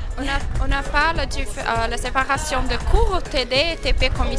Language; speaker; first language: French; non-native, fluent; Portuguese